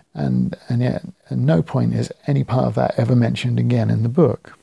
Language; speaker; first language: English; native; English